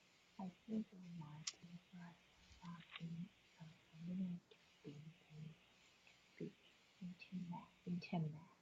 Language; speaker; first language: English; non-native, learner; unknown